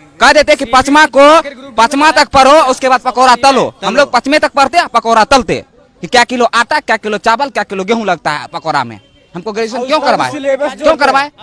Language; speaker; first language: Hindi; native; Hindi